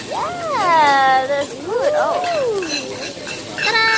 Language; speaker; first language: English; non-native, learner; Korean